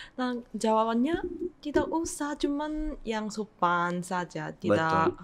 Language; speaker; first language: Indonesian; non-native, fluent; Korean